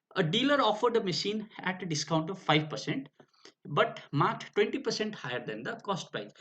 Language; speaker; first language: English; non-native, local second language; Nepali